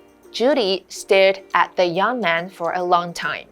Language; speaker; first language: English; non-native, fluent; Chinese